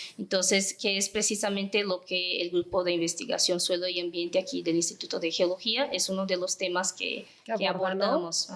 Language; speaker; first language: Spanish; non-native, fluent; Portuguese